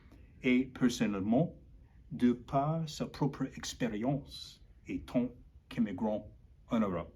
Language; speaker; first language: French; non-native, learner; English